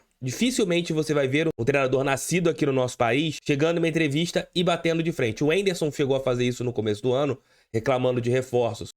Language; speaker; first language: Portuguese; native; Portuguese